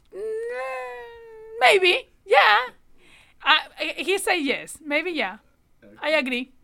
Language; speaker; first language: English; non-native, learner; Spanish